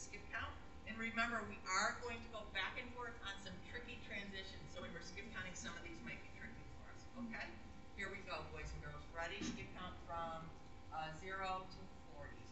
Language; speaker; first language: English; native; English